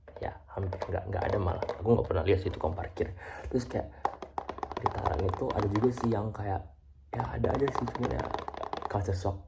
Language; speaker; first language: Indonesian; native; Indonesian